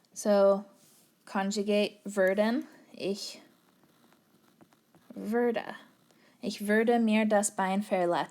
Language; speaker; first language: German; non-native, fluent; English